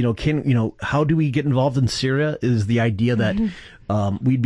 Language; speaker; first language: English; native; English